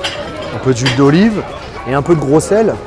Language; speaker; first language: French; native; French